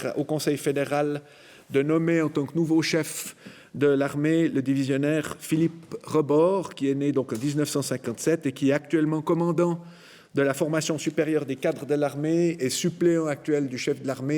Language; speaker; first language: French; native; French